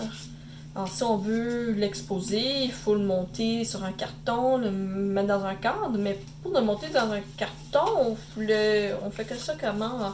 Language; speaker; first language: French; native; French